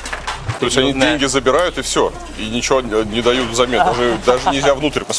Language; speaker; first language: Russian; native; Russian